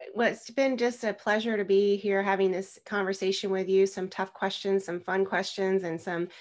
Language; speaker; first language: English; native; English